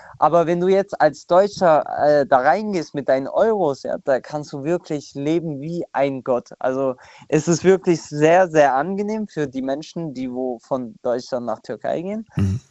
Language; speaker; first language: German; non-native, fluent; Turkish